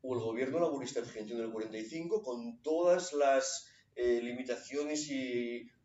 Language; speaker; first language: Spanish; non-native, local second language; Catalan